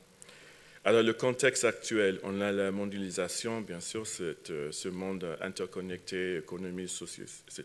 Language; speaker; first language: French; non-native, fluent; English